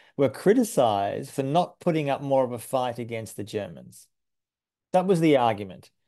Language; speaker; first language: English; native; English